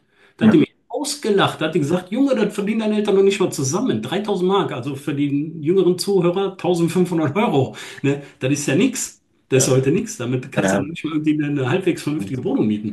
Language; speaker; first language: German; native; German